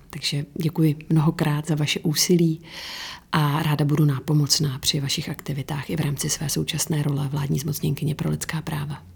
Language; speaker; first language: Czech; native; Czech